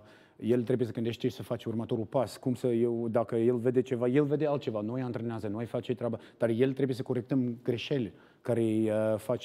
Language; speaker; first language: Romanian; non-native, learner; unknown